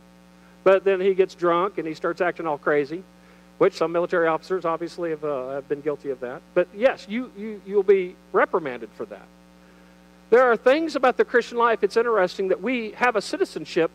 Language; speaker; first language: English; native; English